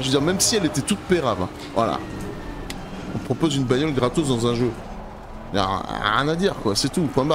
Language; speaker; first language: French; native; French